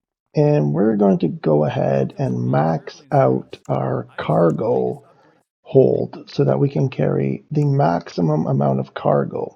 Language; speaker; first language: English; native; English